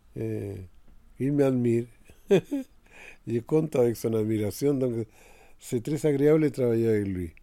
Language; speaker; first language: French; non-native, fluent; Spanish